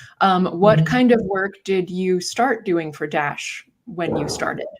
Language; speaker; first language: English; native; English